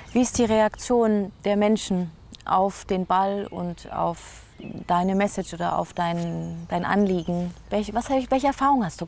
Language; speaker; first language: German; native; German